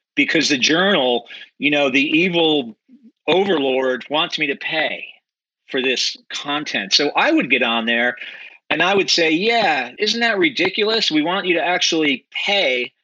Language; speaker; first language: English; native; English